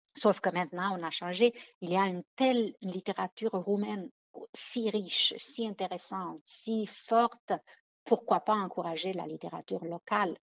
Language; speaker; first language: French; non-native, fluent; Romanian